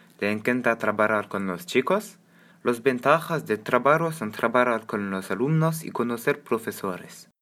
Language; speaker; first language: Spanish; non-native, learner; French